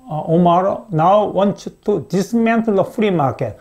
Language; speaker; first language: English; non-native, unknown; Korean